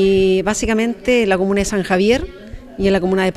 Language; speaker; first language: Spanish; native; Spanish